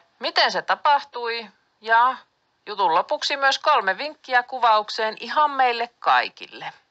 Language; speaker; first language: Finnish; native; Finnish